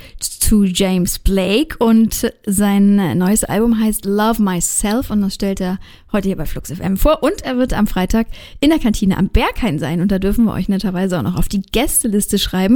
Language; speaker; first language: German; native; German